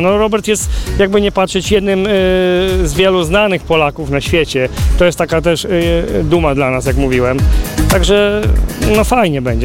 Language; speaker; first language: Polish; native; Polish